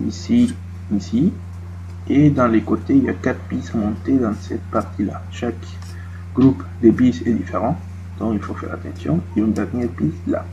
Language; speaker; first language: French; non-native, fluent; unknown